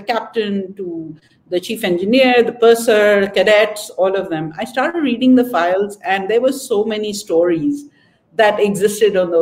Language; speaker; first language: English; non-native, local second language; Urdu